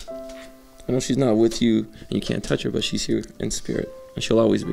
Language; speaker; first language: English; native; English